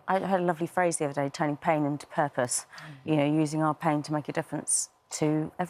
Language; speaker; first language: English; native; English